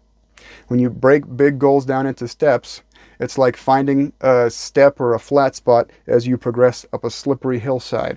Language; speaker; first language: English; native; English